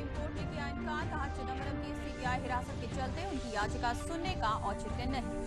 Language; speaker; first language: Hindi; native; Hindi